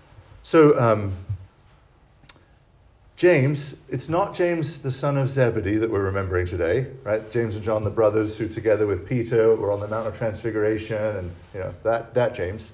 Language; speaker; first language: English; native; English